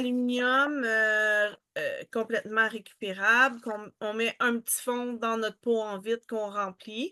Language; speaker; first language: French; native; French